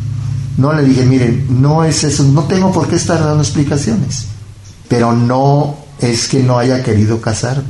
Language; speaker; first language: Spanish; native; Spanish